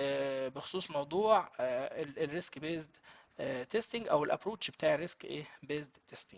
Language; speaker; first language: Arabic; native; Arabic